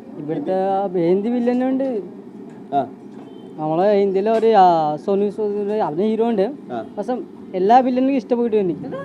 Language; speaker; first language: Malayalam; non-native, local second language; Odia